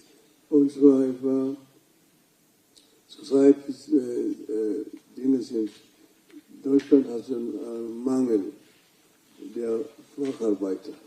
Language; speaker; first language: German; non-native, fluent; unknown